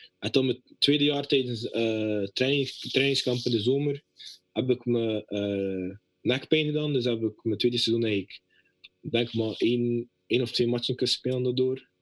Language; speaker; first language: Dutch; native; Dutch